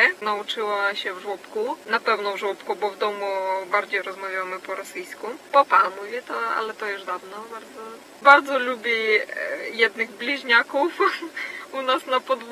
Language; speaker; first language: Polish; non-native, fluent; Russian